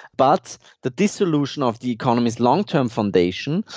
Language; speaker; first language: English; non-native, fluent; German